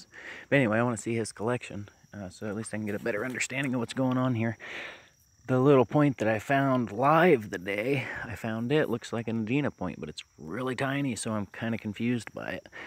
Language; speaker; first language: English; native; English